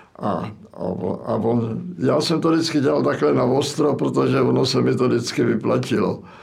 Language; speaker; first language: Czech; native; Czech